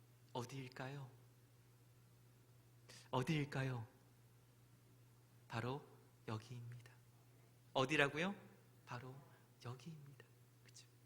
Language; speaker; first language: Korean; native; Korean